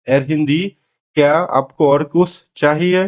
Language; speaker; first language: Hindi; non-native, local second language; Bangla